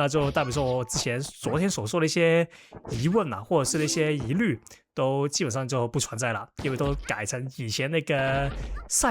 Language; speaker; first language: Chinese; non-native, local second language; Cantonese